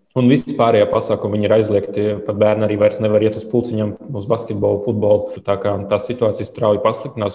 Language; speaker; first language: Latvian; early bilingual, other home language; Lithuanian